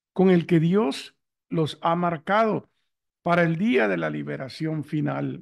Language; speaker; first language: Spanish; native; Spanish